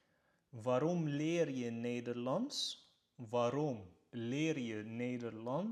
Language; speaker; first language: Dutch; non-native, fluent; Arabic